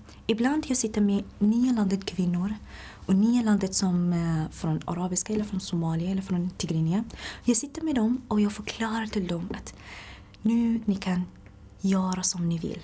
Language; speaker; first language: Swedish; non-native, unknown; Somali